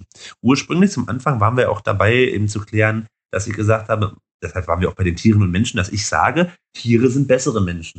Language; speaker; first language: German; native; German